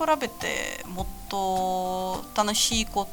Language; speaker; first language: Japanese; non-native, fluent; Latvian